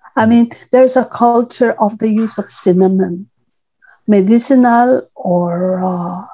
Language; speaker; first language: English; non-native, local second language; Cebuano